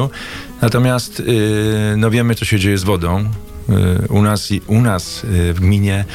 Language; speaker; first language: Polish; native; Polish